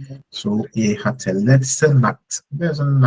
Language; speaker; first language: German; non-native, fluent; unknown